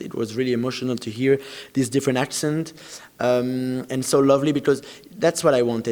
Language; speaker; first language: English; non-native, fluent; French